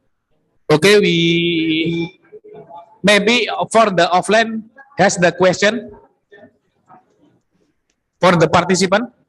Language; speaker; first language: English; non-native, learner; Indonesian